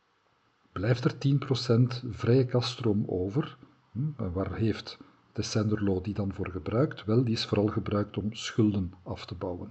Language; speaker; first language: Dutch; native; Dutch